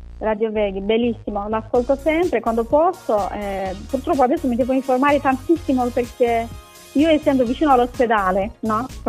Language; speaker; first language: Italian; non-native, fluent; Romanian